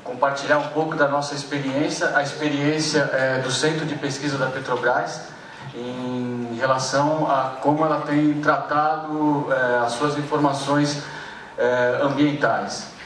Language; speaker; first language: Portuguese; native; Portuguese